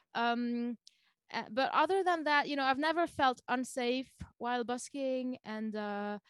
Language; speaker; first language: English; non-native, fluent; French